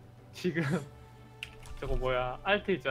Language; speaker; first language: Korean; native; Korean